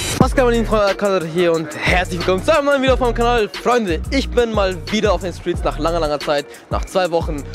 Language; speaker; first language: German; early bilingual, other home language; Turkish